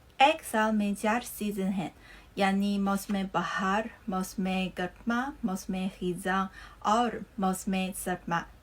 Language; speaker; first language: Urdu; native; Urdu